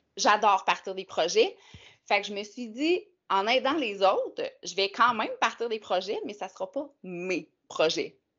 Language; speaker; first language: French; native; French